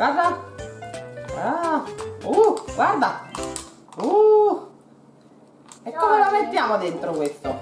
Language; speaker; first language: Italian; native; Italian